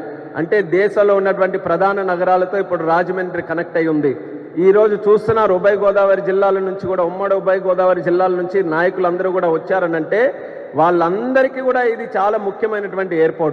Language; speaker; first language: Telugu; native; Telugu